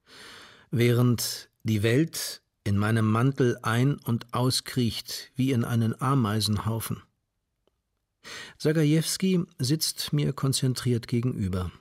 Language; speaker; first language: German; native; German